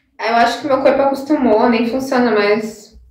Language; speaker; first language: Portuguese; native; Portuguese